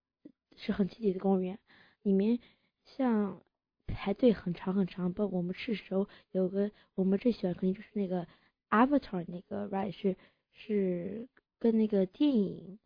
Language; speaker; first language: Chinese; early bilingual, heritage; English